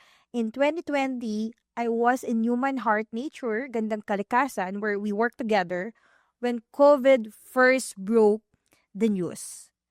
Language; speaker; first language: English; non-native, local second language; Filipino